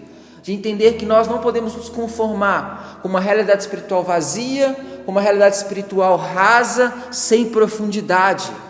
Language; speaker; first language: Portuguese; native; Portuguese